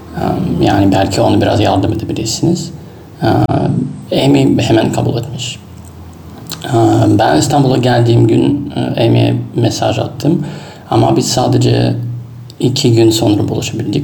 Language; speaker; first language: Turkish; non-native, fluent; Russian